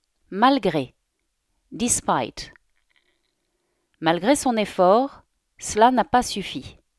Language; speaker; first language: French; native; French